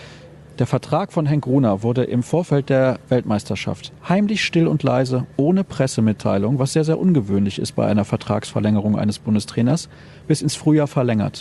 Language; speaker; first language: German; native; German